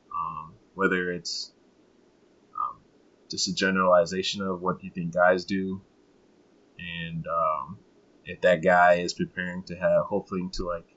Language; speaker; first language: English; non-native, local second language; Kinyarwanda